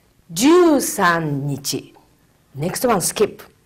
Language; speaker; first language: English; non-native, fluent; Japanese